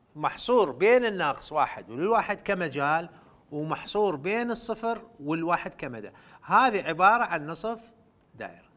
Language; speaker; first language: Arabic; non-native, local second language; Central Kurdish